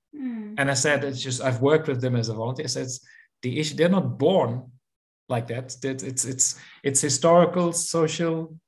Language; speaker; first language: English; non-native, fluent; Dutch